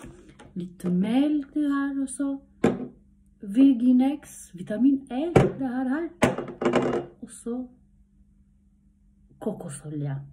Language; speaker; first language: Swedish; non-native, learner; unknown